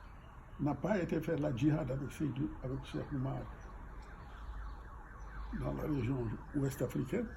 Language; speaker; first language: French; non-native, local second language; Fula